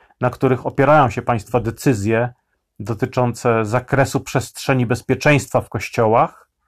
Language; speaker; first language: Polish; native; Polish